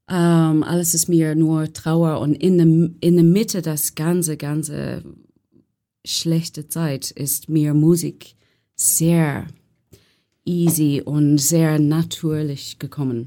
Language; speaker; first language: German; non-native, learner; English